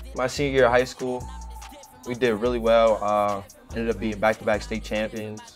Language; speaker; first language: English; native; English